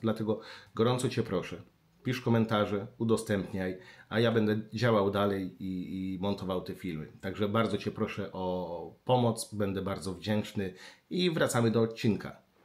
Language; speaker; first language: Polish; native; Polish